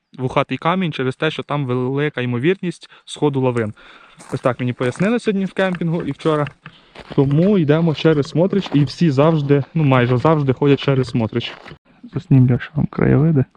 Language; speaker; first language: Ukrainian; non-native, local second language; Russian